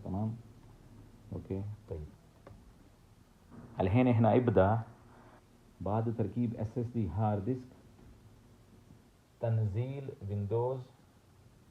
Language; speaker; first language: Arabic; non-native, learner; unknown